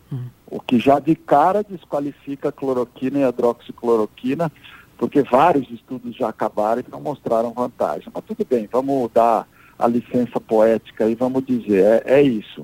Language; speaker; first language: Portuguese; early bilingual, other home language; Italian